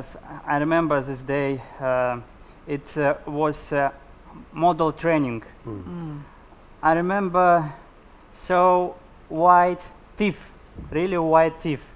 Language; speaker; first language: English; non-native, learner; Russian